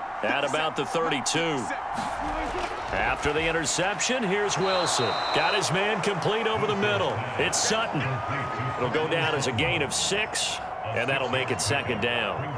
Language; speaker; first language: English; native; English